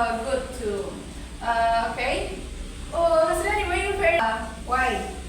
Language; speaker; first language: English; non-native, learner; Indonesian